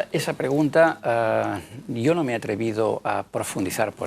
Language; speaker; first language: Spanish; native; Spanish